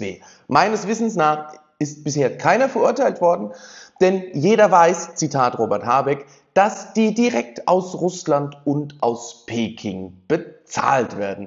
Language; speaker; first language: German; native; German